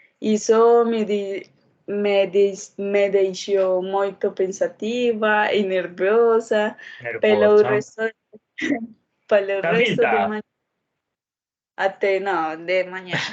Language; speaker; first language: Portuguese; non-native, learner; Spanish